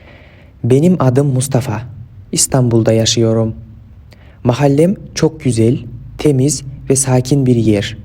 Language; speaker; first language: Turkish; non-native, fluent; Kyrgyz